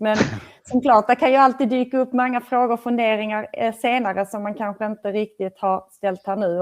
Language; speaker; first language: Swedish; native; Swedish